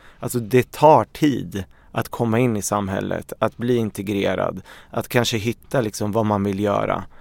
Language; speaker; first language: Swedish; early bilingual, other home language; Arabic